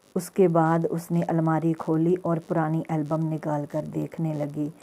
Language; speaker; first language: Hindi; non-native, local second language; Punjabi